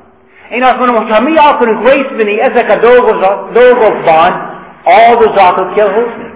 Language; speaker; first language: Hungarian; non-native, fluent; English